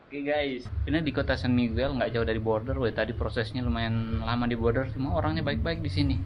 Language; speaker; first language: Indonesian; native; Indonesian